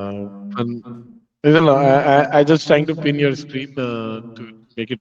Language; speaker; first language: English; non-native, local second language; Hindi